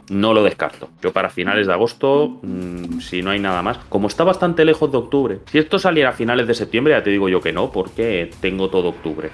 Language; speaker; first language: Spanish; native; Spanish